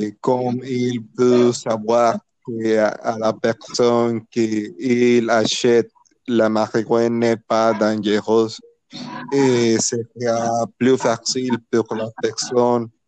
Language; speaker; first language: French; non-native, learner; Spanish